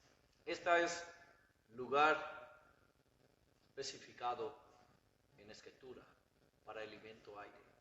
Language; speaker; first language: Spanish; non-native, learner; Bangla